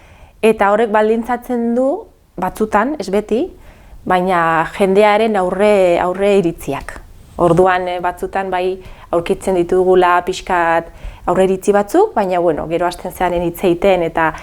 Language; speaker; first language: Basque; early bilingual, other home language; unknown